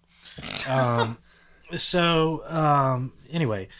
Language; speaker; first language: English; native; English